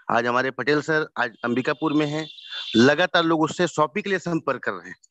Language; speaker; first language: Hindi; native; Hindi